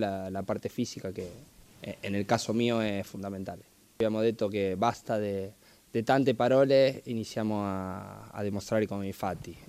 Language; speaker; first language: Italian; non-native, fluent; Spanish